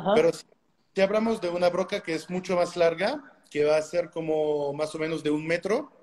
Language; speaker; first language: Spanish; non-native, fluent; French